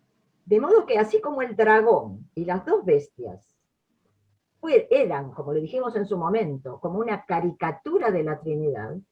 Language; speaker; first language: Spanish; native; Spanish